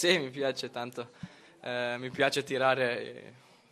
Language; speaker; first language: Italian; non-native, learner; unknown